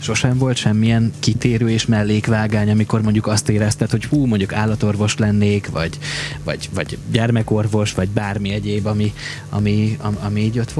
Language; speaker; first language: Hungarian; native; Hungarian